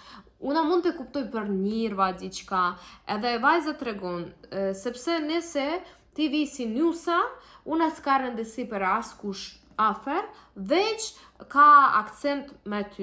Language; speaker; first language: Albanian; non-native, learner; Russian